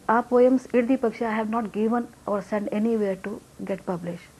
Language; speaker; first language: Malayalam; non-native, local second language; Hindi